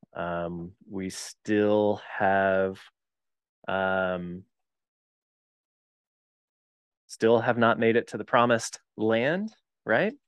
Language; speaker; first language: English; native; English